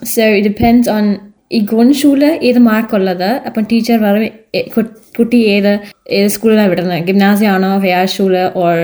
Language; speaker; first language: Malayalam; early bilingual, heritage; Malayalam